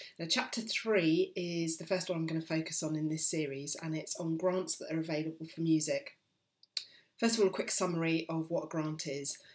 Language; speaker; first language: English; native; English